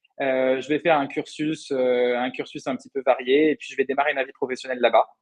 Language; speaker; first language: French; native; French